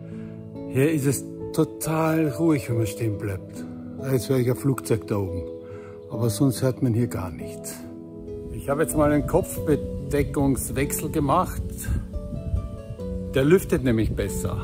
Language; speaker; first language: German; native; German